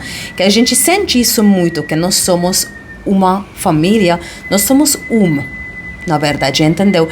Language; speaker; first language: Portuguese; non-native, fluent; Hungarian